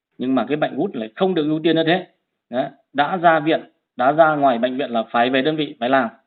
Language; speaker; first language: Vietnamese; non-native, local second language; Hmong